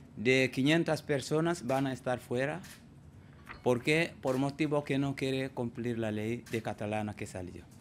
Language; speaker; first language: Spanish; non-native, learner; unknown